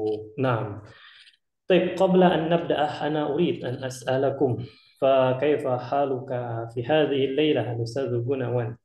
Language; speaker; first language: Arabic; non-native, fluent; Indonesian